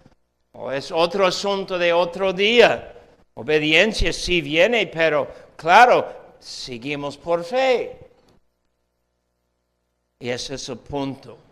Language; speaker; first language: Spanish; non-native, fluent; English